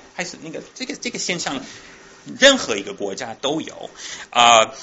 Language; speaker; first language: Chinese; non-native, fluent; English